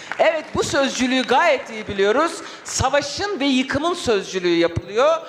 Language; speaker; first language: Turkish; non-native, local second language; Kurdish